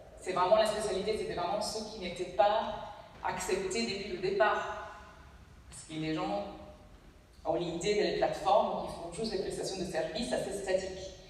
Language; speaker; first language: French; non-native, fluent; Italian